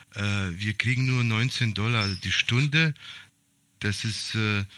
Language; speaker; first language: German; early bilingual, other home language; Serbian